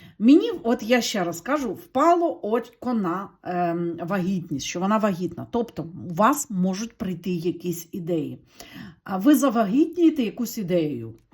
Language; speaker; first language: Ukrainian; non-native, local second language; Russian